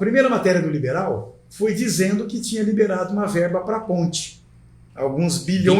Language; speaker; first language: Portuguese; native; Portuguese